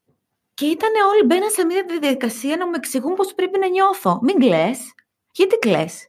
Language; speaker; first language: Greek; native; Greek